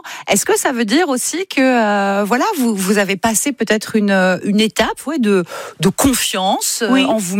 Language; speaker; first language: French; native; French